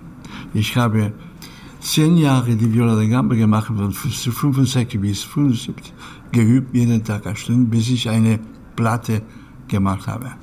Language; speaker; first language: German; non-native, learner; Catalan